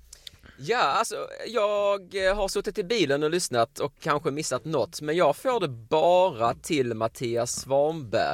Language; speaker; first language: Swedish; native; Swedish